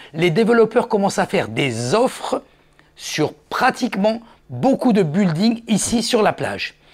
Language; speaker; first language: French; native; French